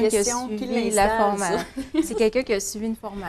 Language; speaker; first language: French; native; French